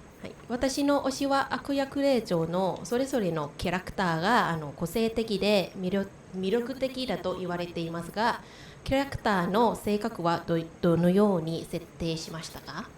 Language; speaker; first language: Japanese; non-native, learner; Thai